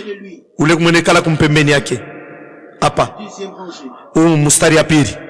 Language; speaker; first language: Swahili; native; Swahili